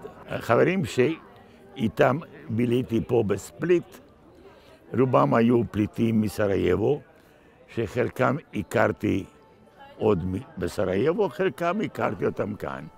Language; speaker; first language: Hebrew; non-native, fluent; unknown